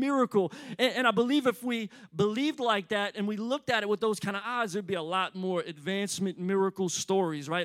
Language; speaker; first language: English; native; English